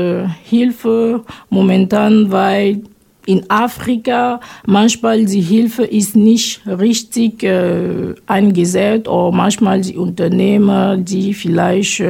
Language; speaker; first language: German; non-native, fluent; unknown